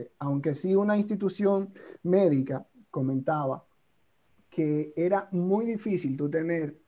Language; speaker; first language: Spanish; native; Spanish